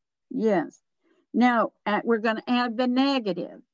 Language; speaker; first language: English; native; English